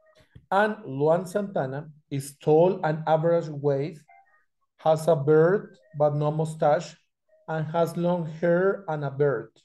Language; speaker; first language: English; non-native, fluent; Spanish